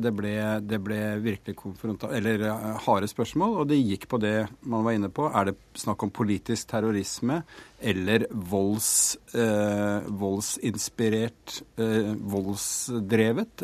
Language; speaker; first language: Norwegian; native; Norwegian